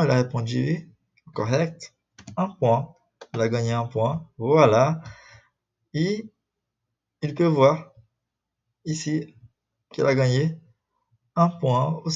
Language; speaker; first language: French; non-native, fluent; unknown